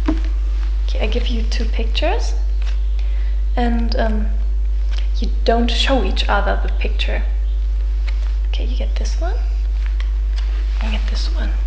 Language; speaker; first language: English; non-native, fluent; German